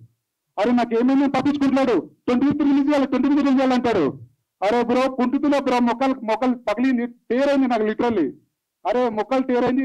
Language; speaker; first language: Telugu; native; Telugu